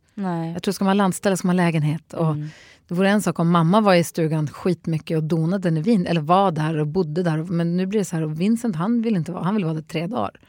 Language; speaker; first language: Swedish; native; Swedish